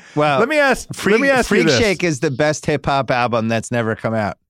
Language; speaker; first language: English; native; English